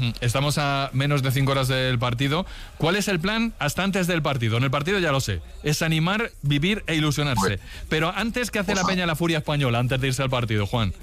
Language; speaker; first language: Spanish; native; Spanish